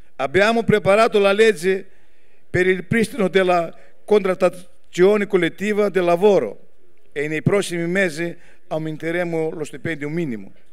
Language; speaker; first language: Italian; non-native, fluent; Greek